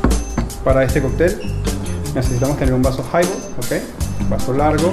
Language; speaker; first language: Spanish; native; Spanish